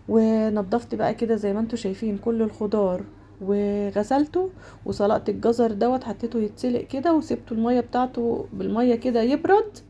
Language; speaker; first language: Arabic; native; Arabic